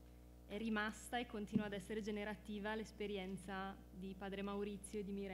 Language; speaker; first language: Italian; native; Italian